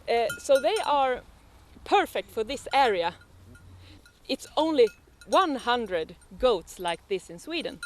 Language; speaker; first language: English; non-native, fluent; Swedish